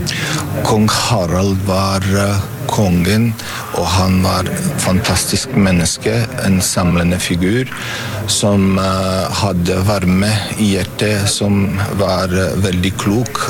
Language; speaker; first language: Norwegian; non-native, fluent; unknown